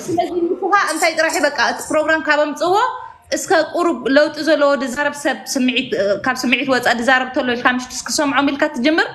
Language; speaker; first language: Tigrinya; native; Tigrinya